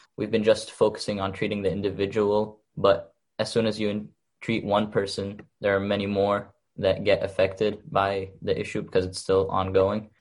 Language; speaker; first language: English; early bilingual, other home language; Arabic